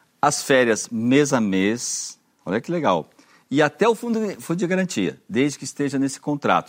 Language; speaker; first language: Portuguese; native; Portuguese